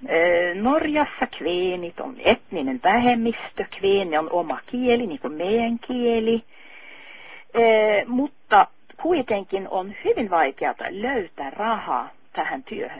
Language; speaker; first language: Finnish; non-native, fluent; Norwegian